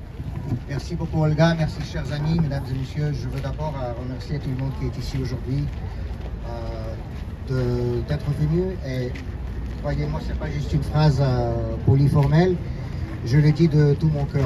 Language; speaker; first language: French; non-native, fluent; Russian